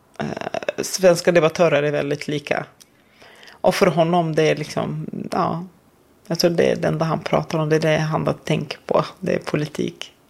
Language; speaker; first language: Swedish; non-native, fluent; Arabic